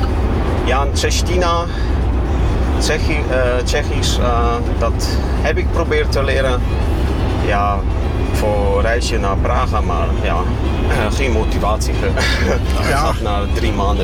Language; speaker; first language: Dutch; non-native, fluent; Kashubian